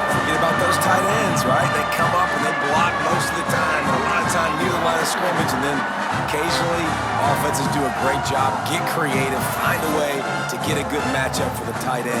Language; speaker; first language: English; native; English